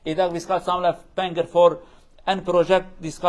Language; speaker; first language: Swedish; non-native, learner; Kurdish